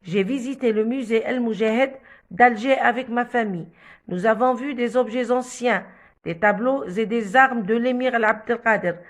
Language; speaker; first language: French; non-native, local second language; Arabic